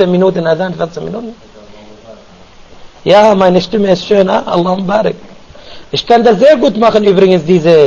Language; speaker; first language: German; non-native, fluent; Arabic